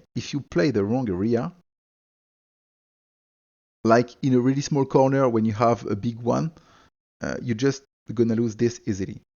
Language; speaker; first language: English; non-native, fluent; French